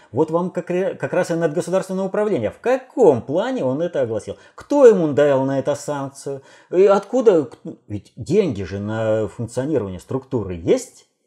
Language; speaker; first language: Russian; native; Russian